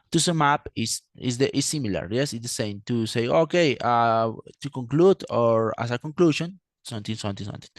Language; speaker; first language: English; non-native, fluent; Spanish